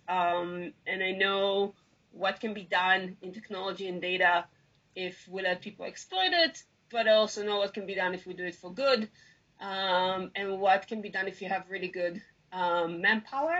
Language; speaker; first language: English; non-native, fluent; Hebrew